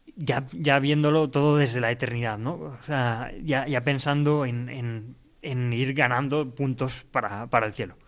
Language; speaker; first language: Spanish; native; Spanish